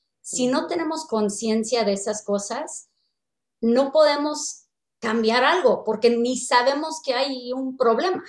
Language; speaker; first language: Spanish; non-native, fluent; English